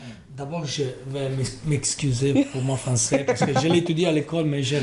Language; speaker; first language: French; non-native, learner; Italian